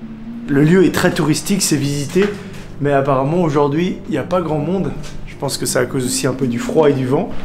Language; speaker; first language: French; native; French